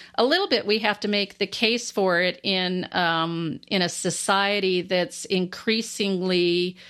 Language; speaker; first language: English; native; English